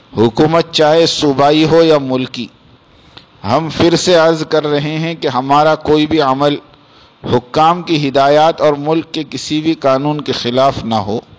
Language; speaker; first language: Urdu; native; Urdu